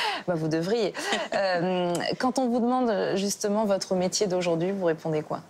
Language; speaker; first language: French; native; French